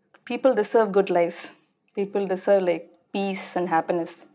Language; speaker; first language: English; non-native, local second language; Malayalam